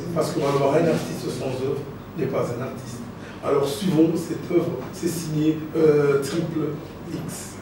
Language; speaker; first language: French; non-native, local second language; Lingala